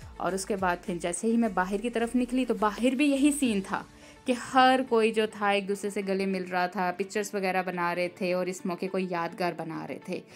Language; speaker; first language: Urdu; native; Urdu